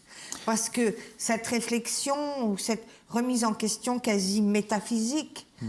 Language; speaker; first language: French; native; French